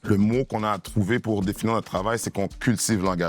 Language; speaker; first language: French; native; French